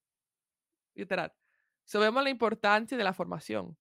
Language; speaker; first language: Spanish; early bilingual, heritage; Spanish